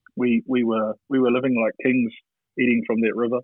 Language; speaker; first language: English; native; English